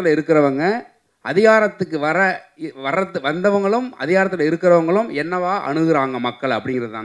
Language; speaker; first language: Tamil; native; Tamil